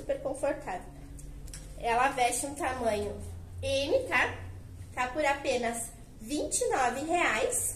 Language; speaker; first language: Portuguese; native; Portuguese